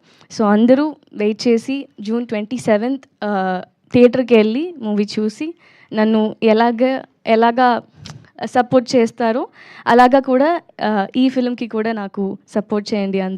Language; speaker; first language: Telugu; non-native, learner; Tamil